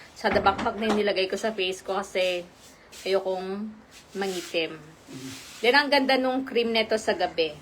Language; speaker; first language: Filipino; non-native, local second language; Iloko